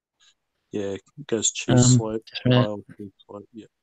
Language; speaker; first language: English; native; English